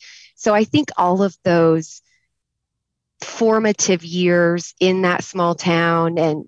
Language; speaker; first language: English; native; English